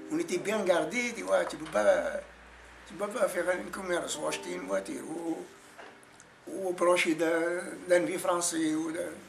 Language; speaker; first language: French; non-native, learner; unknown